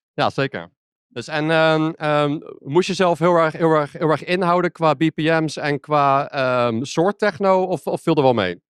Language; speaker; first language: Dutch; native; Dutch